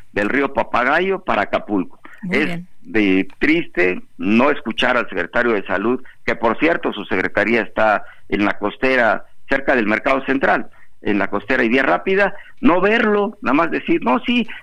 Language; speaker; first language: Spanish; native; Spanish